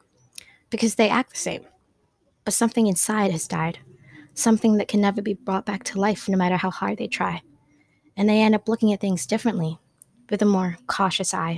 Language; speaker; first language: English; non-native, local second language; Filipino